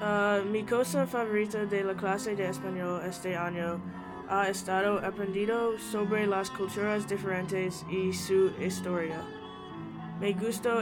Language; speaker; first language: Spanish; non-native, fluent; English